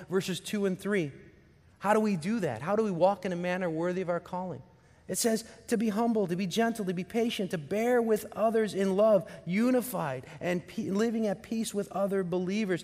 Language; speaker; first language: English; native; English